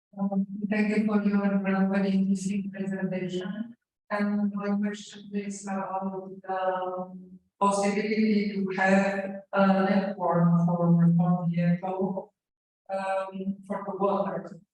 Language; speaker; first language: English; non-native, learner; Romanian